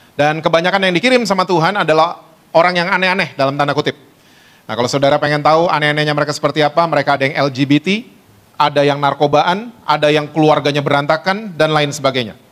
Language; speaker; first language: Indonesian; native; Indonesian